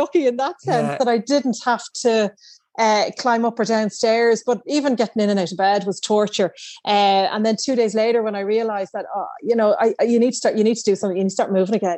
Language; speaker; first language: English; native; English